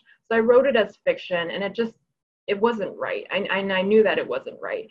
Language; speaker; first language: English; early bilingual, other home language; Chinese